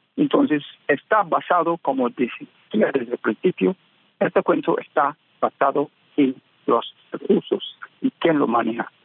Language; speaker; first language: Spanish; non-native, fluent; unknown